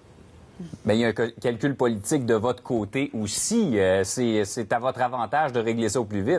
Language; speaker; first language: French; native; French